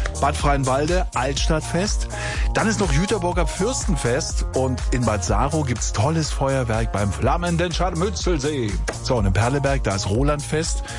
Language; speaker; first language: German; native; German